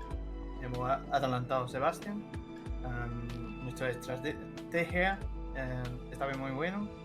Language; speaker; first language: Spanish; non-native, learner; English